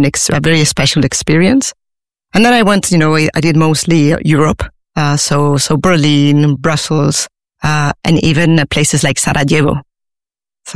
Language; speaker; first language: English; non-native, fluent; Spanish